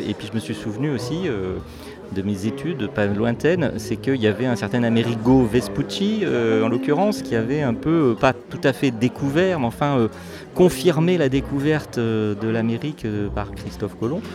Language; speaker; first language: French; native; French